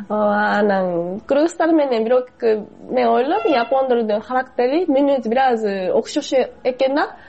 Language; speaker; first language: Kyrgyz; non-native, fluent; Japanese